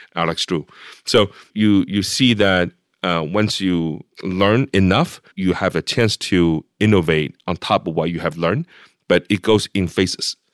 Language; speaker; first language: English; non-native, fluent; Chinese